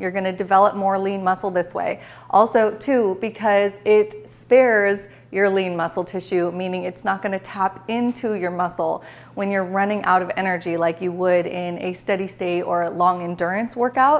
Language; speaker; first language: English; native; English